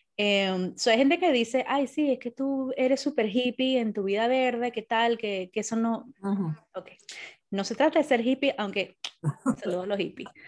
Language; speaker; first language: Spanish; native; Spanish